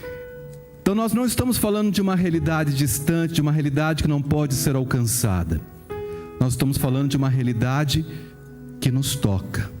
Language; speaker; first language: Portuguese; native; Portuguese